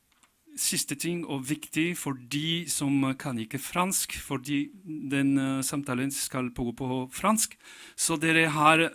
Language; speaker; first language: Norwegian; non-native, fluent; French